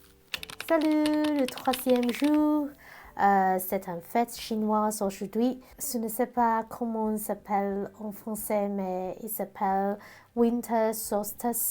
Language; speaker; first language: French; non-native, learner; Cantonese